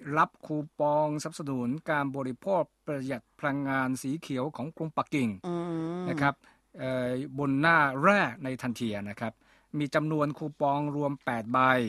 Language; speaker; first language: Thai; non-native, fluent; Chinese